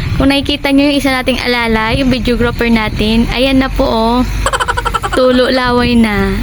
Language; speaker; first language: Filipino; native; Filipino